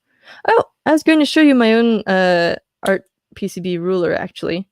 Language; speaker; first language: English; native; English